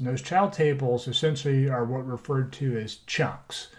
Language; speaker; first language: English; native; English